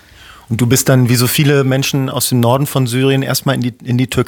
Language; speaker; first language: German; native; German